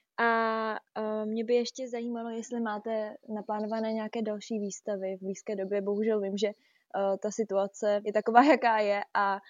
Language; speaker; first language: Czech; native; Czech